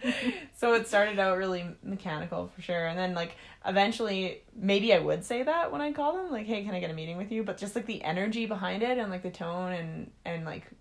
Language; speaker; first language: English; native; English